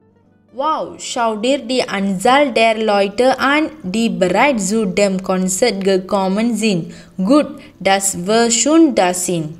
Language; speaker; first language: German; non-native, learner; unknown